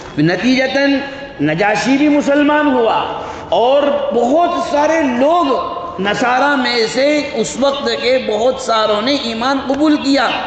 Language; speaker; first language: Urdu; native; Urdu